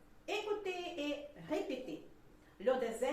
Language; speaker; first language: French; non-native, fluent; Russian